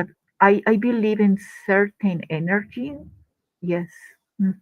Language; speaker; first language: English; non-native, learner; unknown